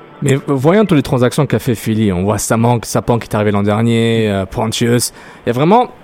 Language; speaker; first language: French; native; French